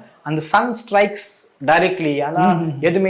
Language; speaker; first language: Tamil; non-native, learner; Kashmiri